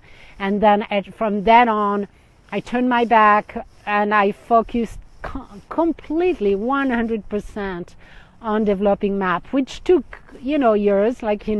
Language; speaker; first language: English; non-native, fluent; French